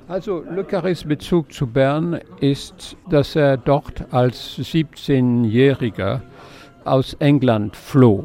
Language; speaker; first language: German; non-native, fluent; French